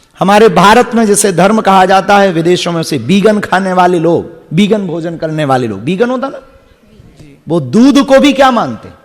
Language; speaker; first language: Hindi; native; Hindi